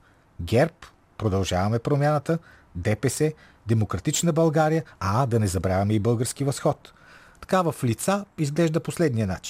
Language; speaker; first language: Bulgarian; native; Bulgarian